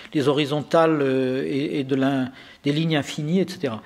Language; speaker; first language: French; native; French